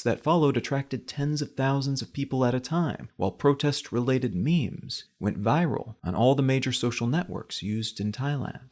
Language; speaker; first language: English; native; English